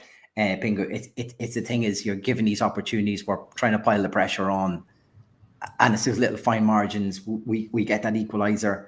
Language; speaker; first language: English; native; English